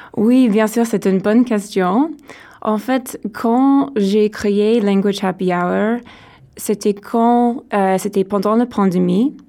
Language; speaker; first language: French; non-native, local second language; English